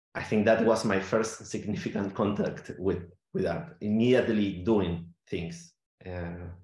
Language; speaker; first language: English; non-native, fluent; Spanish